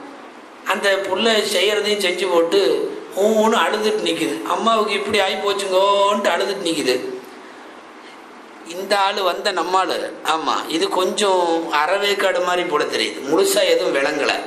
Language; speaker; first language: Tamil; native; Tamil